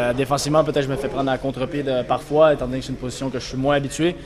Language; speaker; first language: French; native; French